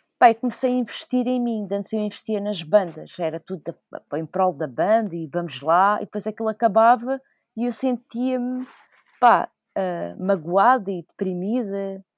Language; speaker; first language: Portuguese; native; Portuguese